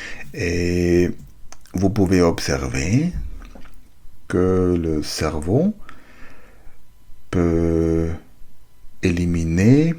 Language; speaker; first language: French; non-native, learner; German